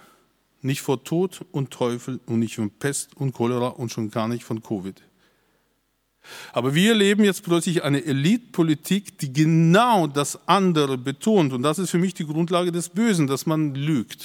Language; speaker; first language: German; native; German